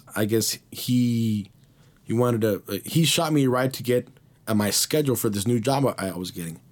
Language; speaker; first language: English; early bilingual, other home language; Spanish